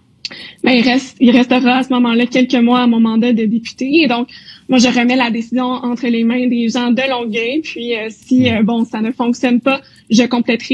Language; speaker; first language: French; native; French